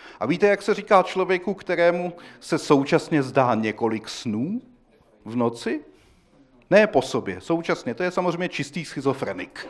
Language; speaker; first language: Czech; native; Czech